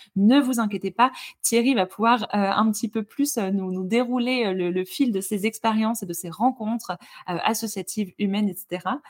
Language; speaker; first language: French; native; French